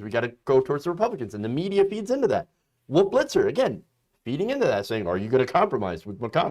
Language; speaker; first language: English; native; English